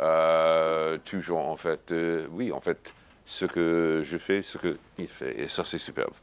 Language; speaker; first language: French; non-native, fluent; English